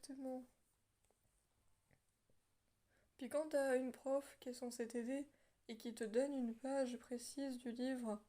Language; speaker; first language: French; native; French